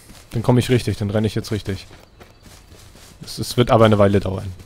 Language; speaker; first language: German; native; German